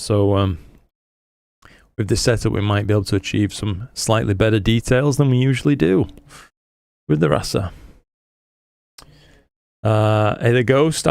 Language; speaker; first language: English; native; English